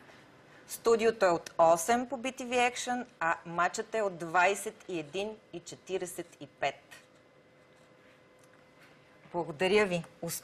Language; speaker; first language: Bulgarian; native; Bulgarian